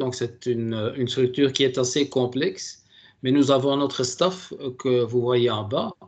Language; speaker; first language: French; non-native, local second language; Dutch